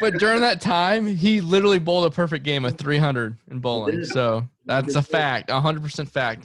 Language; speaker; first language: English; native; English